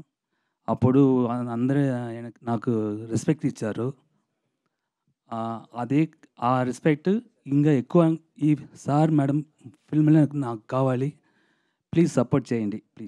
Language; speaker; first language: Telugu; non-native, learner; Tamil